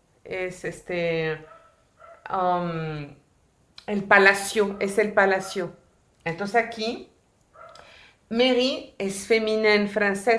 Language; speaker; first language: Spanish; non-native, fluent; French